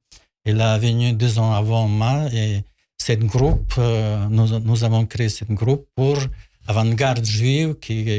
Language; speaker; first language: French; non-native, learner; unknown